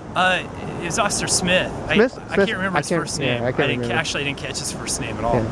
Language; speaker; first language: English; native; English